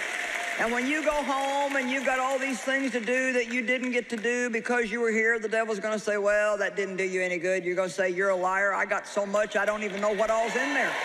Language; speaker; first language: English; native; English